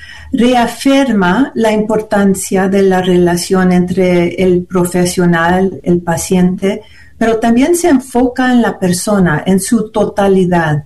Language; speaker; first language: Spanish; early bilingual, heritage; Spanish